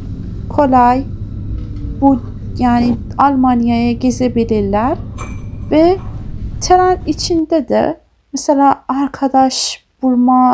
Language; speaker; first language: Turkish; non-native, fluent; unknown